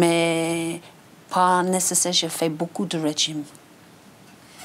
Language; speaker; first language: French; non-native, learner; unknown